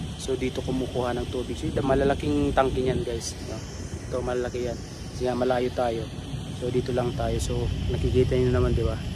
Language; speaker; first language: Filipino; non-native, local second language; Waray